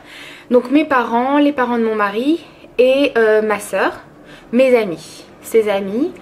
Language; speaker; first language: French; early bilingual, other home language; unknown